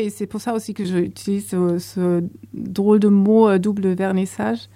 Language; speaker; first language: French; non-native, fluent; German